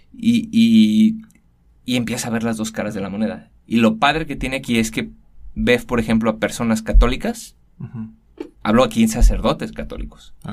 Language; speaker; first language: Spanish; native; Spanish